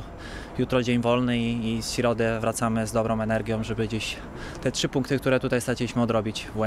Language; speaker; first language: Polish; native; Polish